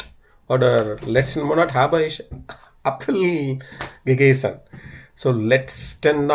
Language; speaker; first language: German; non-native, learner; Tamil